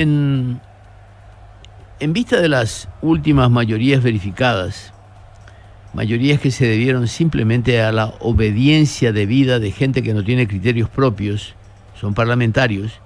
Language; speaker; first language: Spanish; native; Spanish